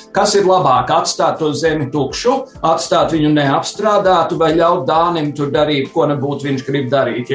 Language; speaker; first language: Latvian; early bilingual, heritage; Latvian